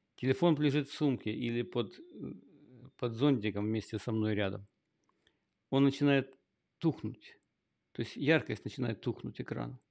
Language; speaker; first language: Russian; native; Russian